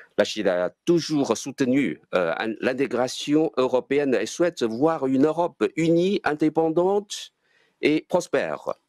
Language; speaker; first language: French; non-native, fluent; Chinese